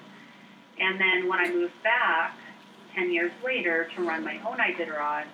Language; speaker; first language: English; native; English